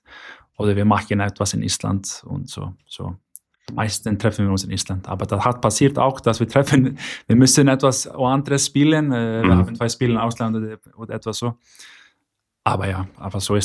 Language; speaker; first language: German; non-native, learner; Icelandic